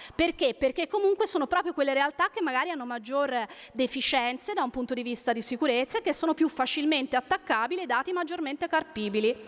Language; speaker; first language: Italian; native; Italian